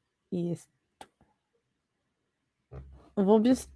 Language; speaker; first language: German; non-native, learner; English